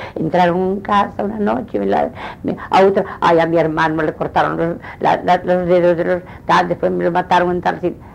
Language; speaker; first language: Spanish; non-native, local second language; Galician